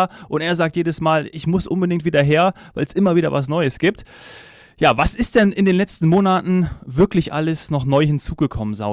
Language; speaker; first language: German; native; German